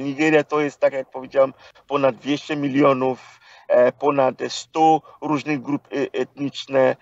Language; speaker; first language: Polish; non-native, fluent; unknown